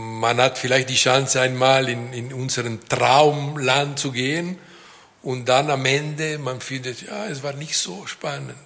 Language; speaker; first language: German; non-native, local second language; French